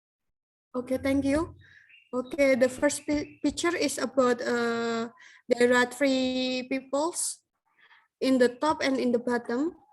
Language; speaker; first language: English; non-native, learner; Indonesian